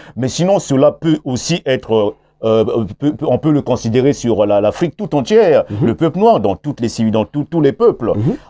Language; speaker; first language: French; non-native, local second language; Kongo